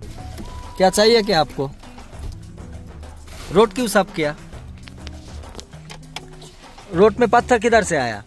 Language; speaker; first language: Hindi; non-native, learner; Bangla